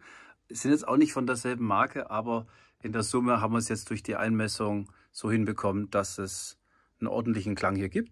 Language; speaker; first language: German; native; German